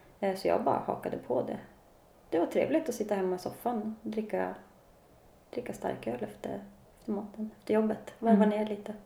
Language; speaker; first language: Swedish; native; Swedish